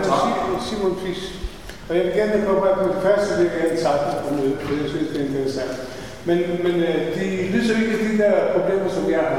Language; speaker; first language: Danish; non-native, learner; Polish